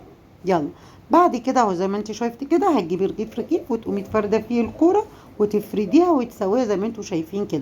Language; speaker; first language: Arabic; native; Arabic